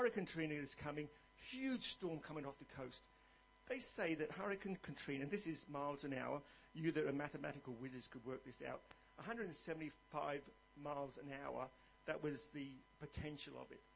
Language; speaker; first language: English; native; English